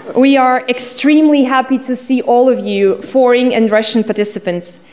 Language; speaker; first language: English; non-native, fluent; Russian